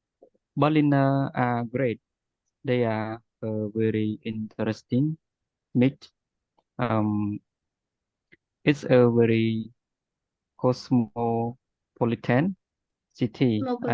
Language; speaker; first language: English; non-native, learner; Khmer